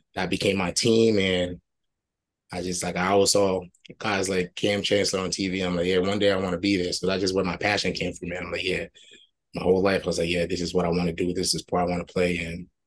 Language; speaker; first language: English; early bilingual, other home language; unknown